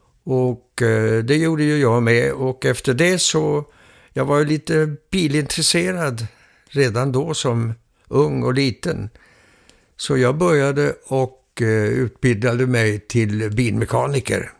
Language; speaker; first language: Swedish; early bilingual, heritage; Danish